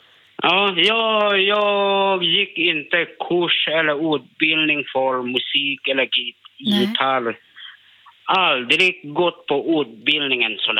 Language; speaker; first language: Swedish; non-native, learner; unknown